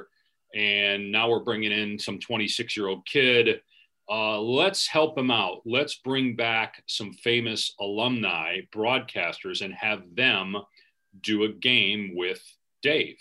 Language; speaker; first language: English; native; English